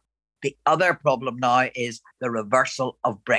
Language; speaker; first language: English; native; English